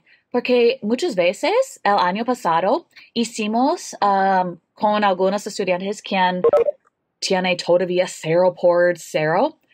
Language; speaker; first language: Spanish; non-native, learner; English